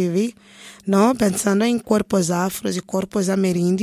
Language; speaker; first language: Spanish; non-native, fluent; Portuguese